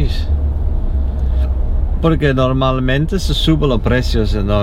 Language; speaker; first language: Spanish; non-native, learner; English